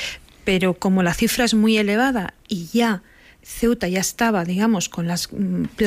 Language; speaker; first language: Spanish; native; Spanish